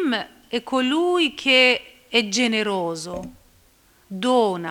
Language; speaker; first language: Italian; non-native, fluent; Persian